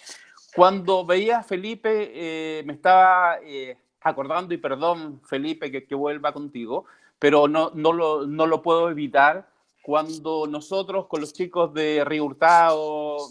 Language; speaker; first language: Spanish; native; Spanish